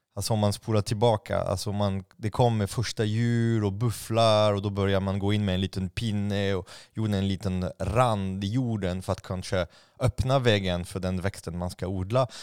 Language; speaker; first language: Swedish; non-native, fluent; French